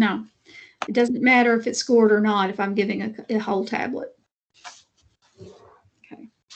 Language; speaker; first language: English; native; English